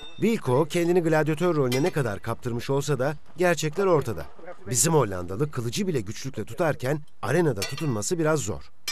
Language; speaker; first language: Turkish; native; Turkish